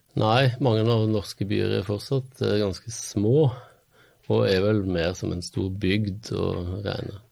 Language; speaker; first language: Norwegian; native; Norwegian